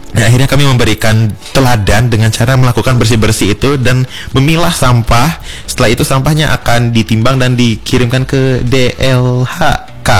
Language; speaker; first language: Indonesian; native; Indonesian